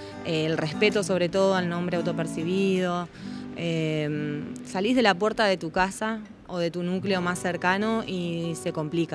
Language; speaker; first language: Spanish; native; Spanish